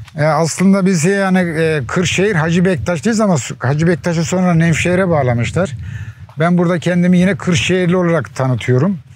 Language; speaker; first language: Turkish; native; Turkish